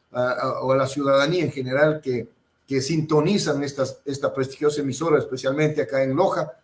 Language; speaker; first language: Spanish; native; Spanish